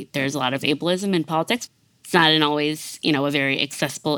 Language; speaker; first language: English; native; English